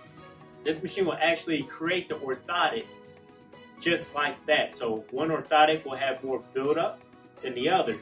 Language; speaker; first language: English; native; English